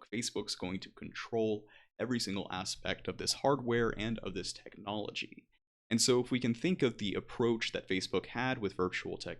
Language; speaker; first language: English; native; English